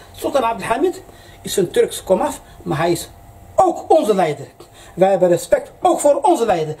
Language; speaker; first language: Dutch; early bilingual, other home language; Arabic